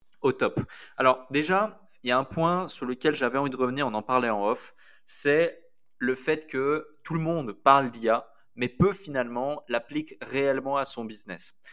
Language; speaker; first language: French; native; French